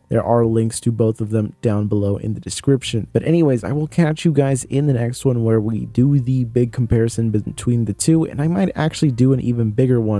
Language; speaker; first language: English; native; English